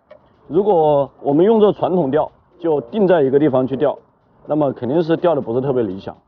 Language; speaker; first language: Chinese; native; Chinese